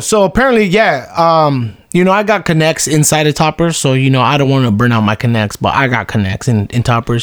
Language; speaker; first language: English; early bilingual, other home language; Spanish